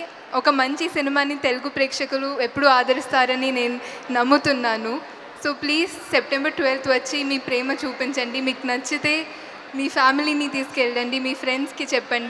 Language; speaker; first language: Telugu; non-native, fluent; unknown